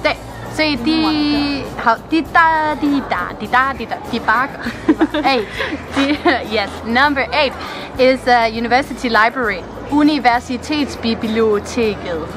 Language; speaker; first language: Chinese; non-native, fluent; Danish